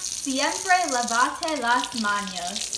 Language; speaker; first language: Spanish; non-native, learner; English